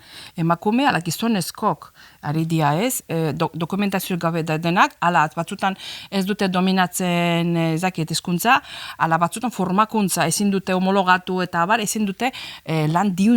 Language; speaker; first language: Basque; non-native, fluent; Azerbaijani